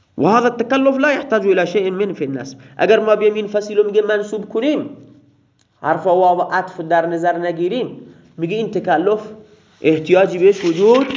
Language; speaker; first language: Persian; non-native, local second language; Baluchi